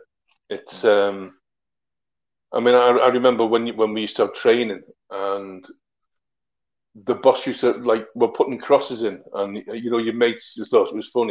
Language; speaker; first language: English; native; English